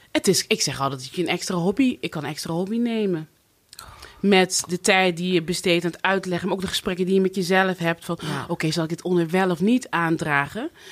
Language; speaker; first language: Dutch; native; Dutch